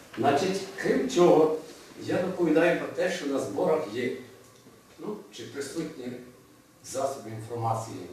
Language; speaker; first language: Ukrainian; native; Ukrainian